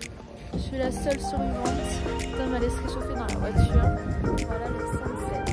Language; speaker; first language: French; native; French